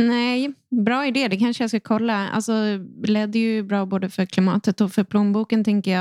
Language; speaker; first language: Swedish; native; Swedish